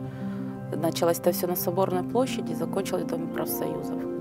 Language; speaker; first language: Russian; native; Russian